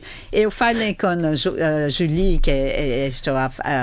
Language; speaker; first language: Portuguese; non-native, fluent; French